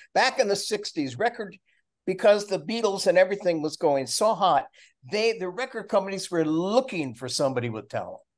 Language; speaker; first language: English; native; English